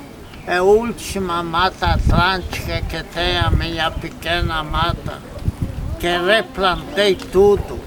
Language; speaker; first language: Portuguese; non-native, fluent; Polish